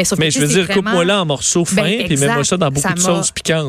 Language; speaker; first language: French; native; French